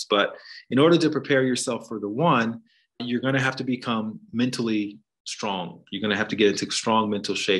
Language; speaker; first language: English; native; English